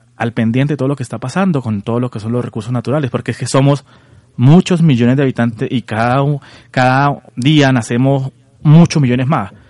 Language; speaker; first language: Spanish; native; Spanish